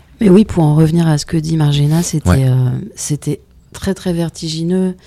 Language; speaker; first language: French; native; French